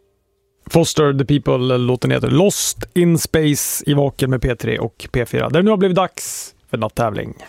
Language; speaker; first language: Swedish; native; Swedish